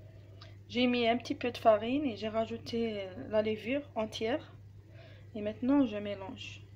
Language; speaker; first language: French; non-native, learner; Arabic